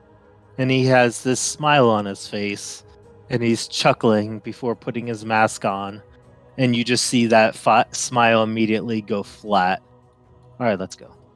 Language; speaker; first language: English; native; English